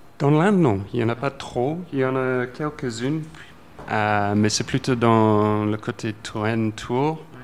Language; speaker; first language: French; non-native, fluent; English